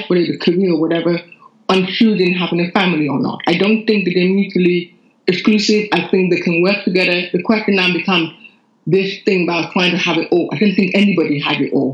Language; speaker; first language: English; non-native, local second language; Yoruba